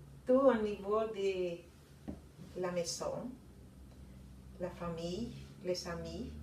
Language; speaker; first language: French; non-native, fluent; Spanish